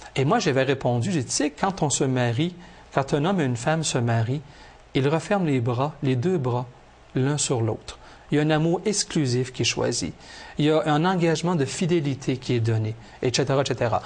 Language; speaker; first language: French; native; French